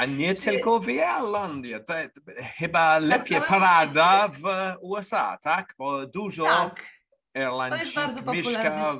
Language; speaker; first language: Polish; non-native, learner; English